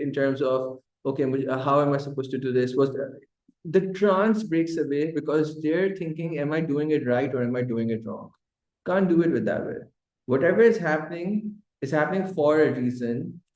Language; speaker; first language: English; non-native, local second language; Urdu